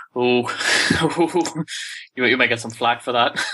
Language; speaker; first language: English; native; English